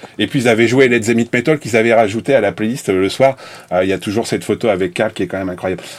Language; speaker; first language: French; native; French